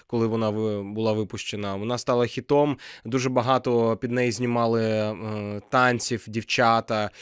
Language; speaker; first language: Ukrainian; non-native, local second language; Russian